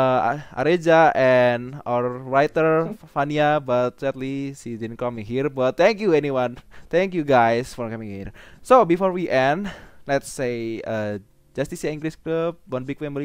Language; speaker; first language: English; non-native, learner; Indonesian